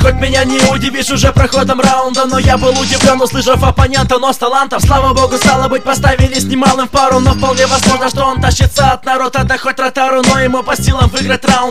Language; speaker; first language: Russian; native; Russian